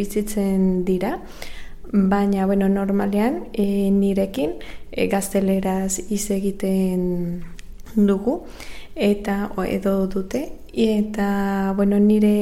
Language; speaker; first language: Basque; non-native, learner; Spanish